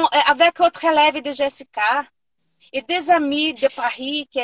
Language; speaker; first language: French; non-native, learner; Portuguese